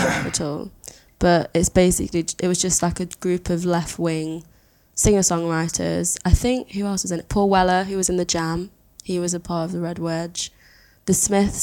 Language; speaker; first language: English; native; English